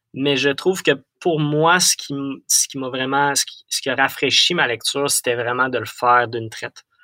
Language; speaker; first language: French; native; French